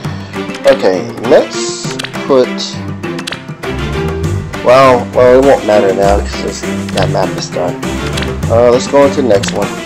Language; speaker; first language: English; native; English